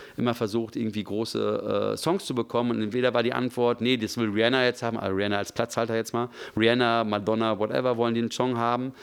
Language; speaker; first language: German; native; German